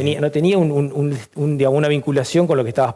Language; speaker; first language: Spanish; native; Spanish